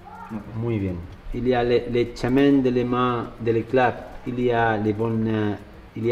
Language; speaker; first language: French; non-native, learner; Spanish